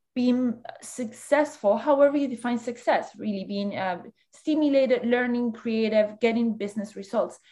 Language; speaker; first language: English; early bilingual, other home language; Spanish